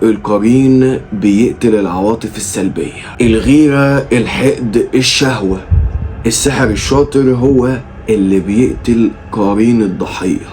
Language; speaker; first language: Arabic; native; Arabic